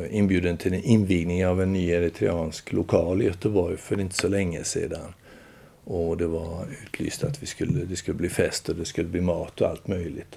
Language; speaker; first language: Swedish; native; Swedish